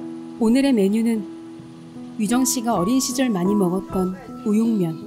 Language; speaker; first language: Korean; native; Korean